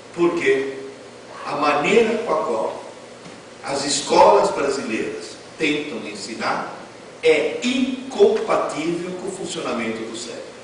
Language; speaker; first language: Portuguese; non-native, fluent; Italian